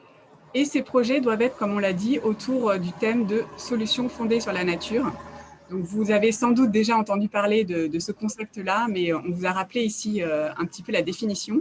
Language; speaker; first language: French; native; French